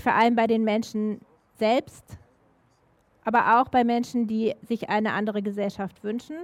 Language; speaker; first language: German; native; German